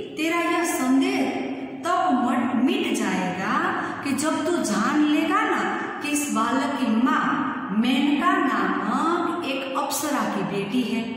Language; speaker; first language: Hindi; non-native, local second language; Gujarati